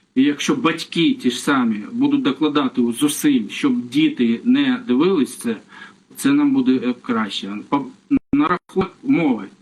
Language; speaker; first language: Ukrainian; non-native, local second language; Russian